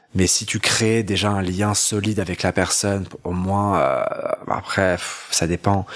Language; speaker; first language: French; native; French